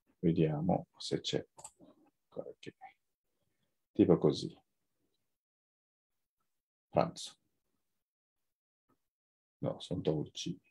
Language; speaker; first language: Italian; non-native, fluent; Japanese